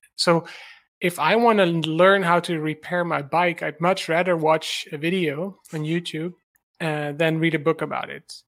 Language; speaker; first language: English; non-native, fluent; Dutch